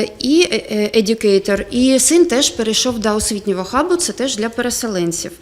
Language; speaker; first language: Ukrainian; non-native, local second language; Russian